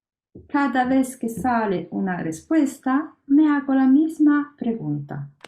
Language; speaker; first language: Spanish; non-native, learner; Italian